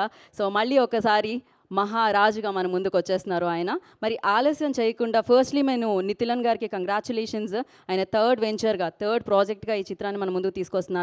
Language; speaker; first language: Telugu; native; Telugu